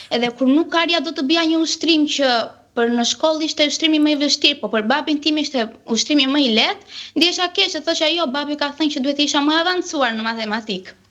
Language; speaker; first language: Albanian; early bilingual, heritage; Albanian